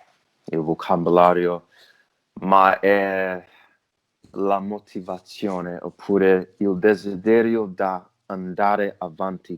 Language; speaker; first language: Italian; non-native, learner; English